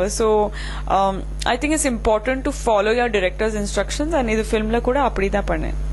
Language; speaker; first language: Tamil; non-native, fluent; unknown